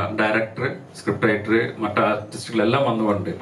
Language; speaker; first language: Malayalam; native; Malayalam